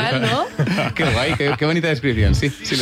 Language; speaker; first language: Spanish; native; Spanish